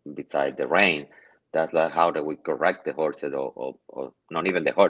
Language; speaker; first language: English; non-native, learner; Spanish